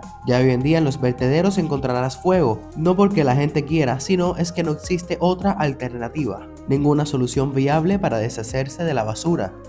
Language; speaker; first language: Spanish; native; Spanish